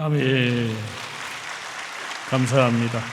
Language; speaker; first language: Korean; native; Korean